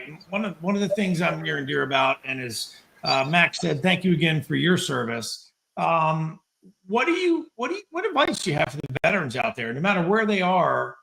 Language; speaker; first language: English; native; English